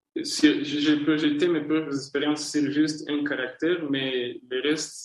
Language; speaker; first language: French; non-native, local second language; Kinyarwanda